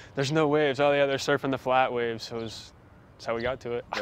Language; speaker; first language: English; native; English